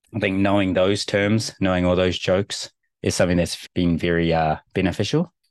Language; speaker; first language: English; native; English